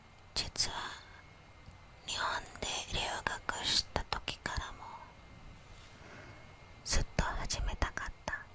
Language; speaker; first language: Japanese; non-native, fluent; Indonesian